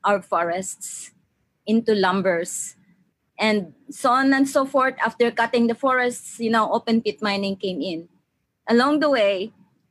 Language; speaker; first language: English; non-native, local second language; Maranao